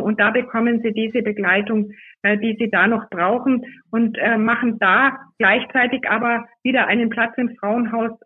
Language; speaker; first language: German; native; German